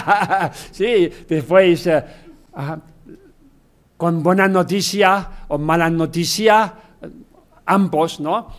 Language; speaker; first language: Spanish; non-native, learner; Chinese